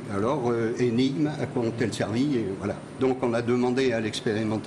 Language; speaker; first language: French; native; French